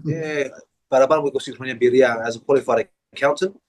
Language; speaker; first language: Greek; early bilingual, heritage; Greek